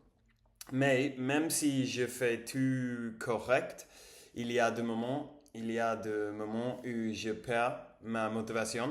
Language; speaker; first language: French; non-native, learner; English